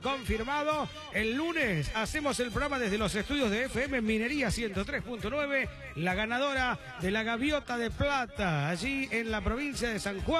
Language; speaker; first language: Spanish; native; Spanish